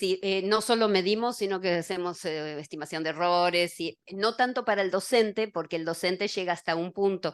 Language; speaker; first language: Spanish; native; Spanish